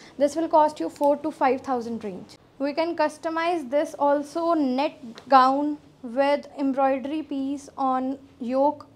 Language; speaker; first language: Hindi; non-native, local second language; Punjabi